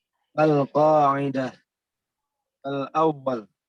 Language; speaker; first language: Arabic; non-native, learner; Indonesian